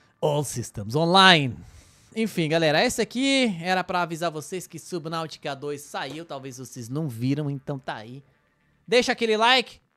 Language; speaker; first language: Portuguese; non-native, fluent; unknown